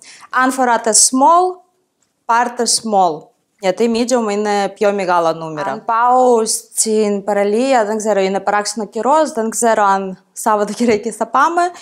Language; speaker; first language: Greek; non-native, fluent; Ukrainian